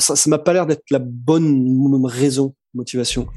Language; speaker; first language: French; native; French